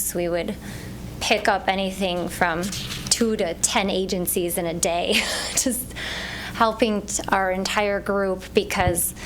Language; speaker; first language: English; native; English